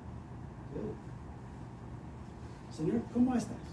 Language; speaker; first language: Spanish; non-native, fluent; English